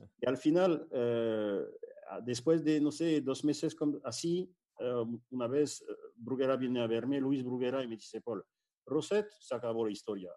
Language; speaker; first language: Spanish; non-native, fluent; French